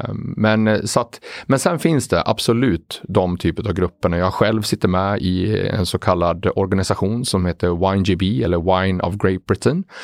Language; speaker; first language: Swedish; native; Swedish